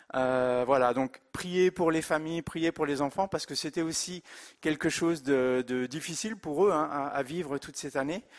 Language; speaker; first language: French; native; French